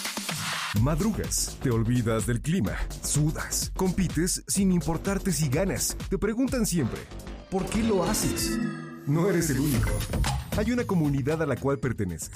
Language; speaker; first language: Spanish; native; Spanish